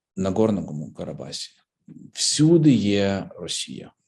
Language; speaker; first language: Ukrainian; native; Ukrainian